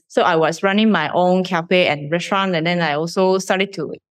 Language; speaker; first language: English; non-native, fluent; Japanese